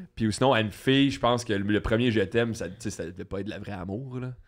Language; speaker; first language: French; native; French